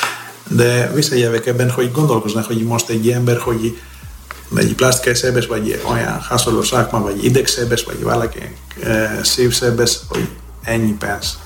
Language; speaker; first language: Hungarian; non-native, fluent; Greek